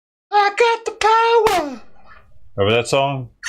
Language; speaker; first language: English; native; English